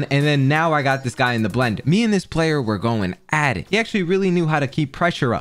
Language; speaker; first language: English; native; English